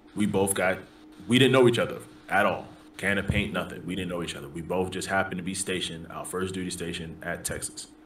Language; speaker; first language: English; native; English